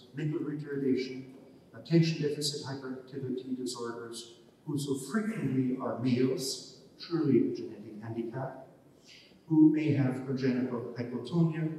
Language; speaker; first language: English; non-native, fluent; German